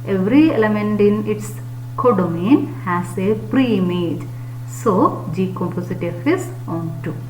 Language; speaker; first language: English; non-native, local second language; Malayalam